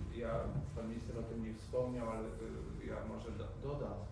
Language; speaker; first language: Polish; native; Polish